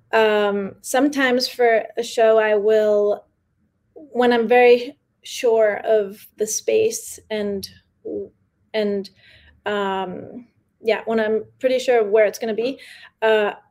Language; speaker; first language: English; early bilingual, other home language; Spanish